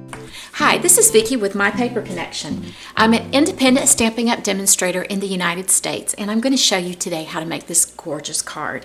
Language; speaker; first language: English; native; English